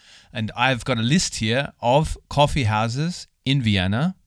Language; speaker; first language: German; non-native, fluent; English